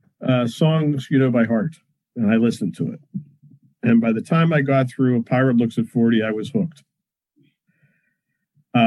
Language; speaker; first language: English; native; English